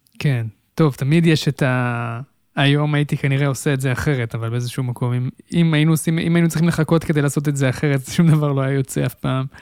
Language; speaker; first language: Hebrew; native; Hebrew